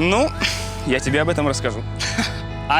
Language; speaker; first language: Russian; native; Russian